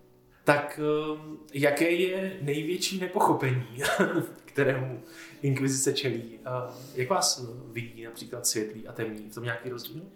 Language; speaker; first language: Czech; native; Czech